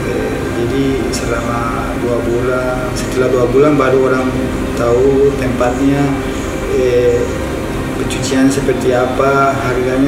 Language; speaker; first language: Indonesian; non-native, fluent; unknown